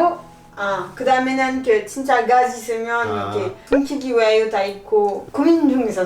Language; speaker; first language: Korean; non-native, learner; French